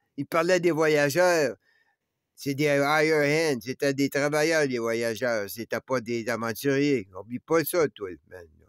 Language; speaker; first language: French; native; French